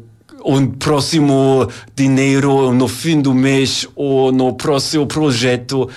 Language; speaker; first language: Portuguese; non-native, learner; German